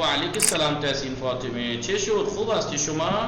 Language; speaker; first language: Persian; non-native, fluent; Urdu